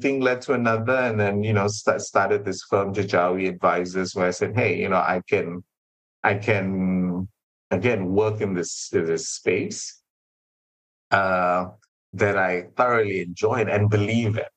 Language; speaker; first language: English; non-native, local second language; Malay